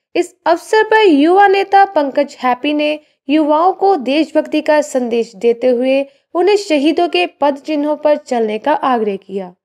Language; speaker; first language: Hindi; native; Hindi